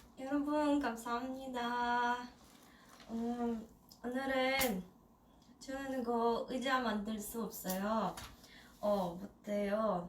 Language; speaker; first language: Korean; non-native, learner; Russian